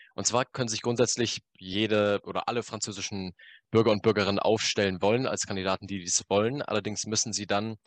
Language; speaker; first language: German; native; German